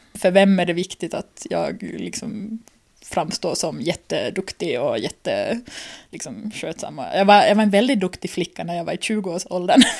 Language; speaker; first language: Swedish; native; Swedish